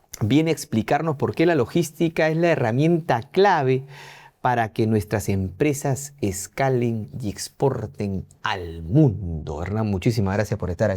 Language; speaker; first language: Spanish; native; Spanish